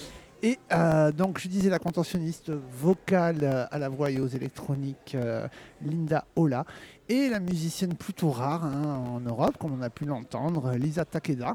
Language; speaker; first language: French; native; French